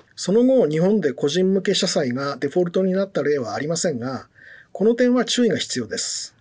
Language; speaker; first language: Japanese; native; Japanese